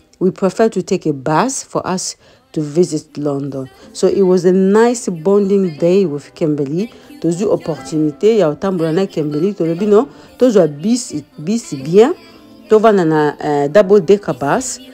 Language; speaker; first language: English; non-native, fluent; Lingala